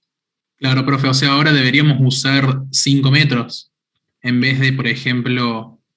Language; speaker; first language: Spanish; native; Spanish